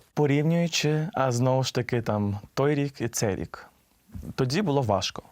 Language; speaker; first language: Ukrainian; native; Ukrainian